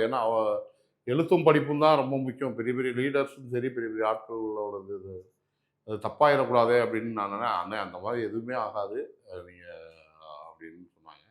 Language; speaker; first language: Tamil; native; Tamil